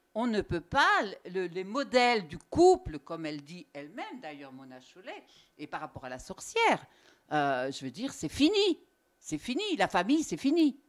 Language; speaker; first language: French; native; French